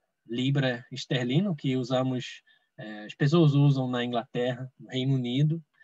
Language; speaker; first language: Portuguese; non-native, fluent; English